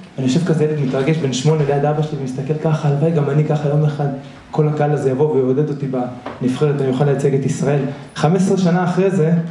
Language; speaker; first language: Hebrew; early bilingual, other home language; Spanish